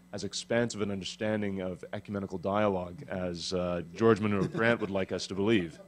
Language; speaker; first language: English; native; English